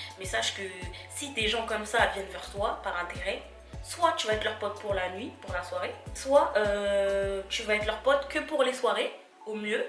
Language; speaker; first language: French; native; French